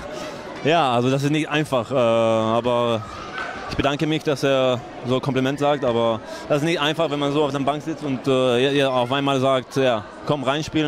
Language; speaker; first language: German; non-native, fluent; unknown